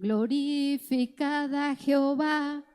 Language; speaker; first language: Spanish; native; Spanish